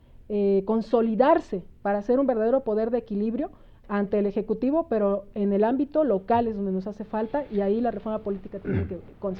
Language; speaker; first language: Spanish; native; Spanish